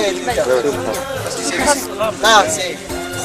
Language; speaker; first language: French; non-native, learner; Nepali